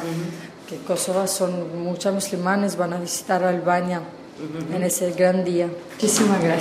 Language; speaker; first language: Spanish; non-native, fluent; Albanian